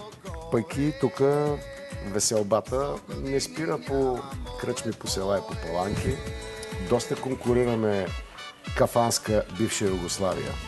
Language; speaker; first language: Bulgarian; native; Bulgarian